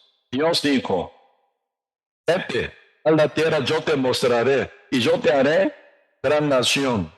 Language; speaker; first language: Spanish; non-native, learner; Korean